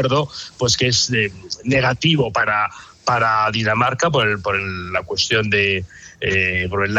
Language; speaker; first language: Spanish; native; Spanish